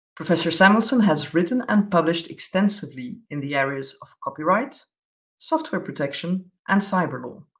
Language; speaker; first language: English; non-native, fluent; Dutch